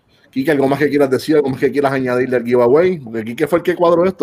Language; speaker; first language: Spanish; native; Spanish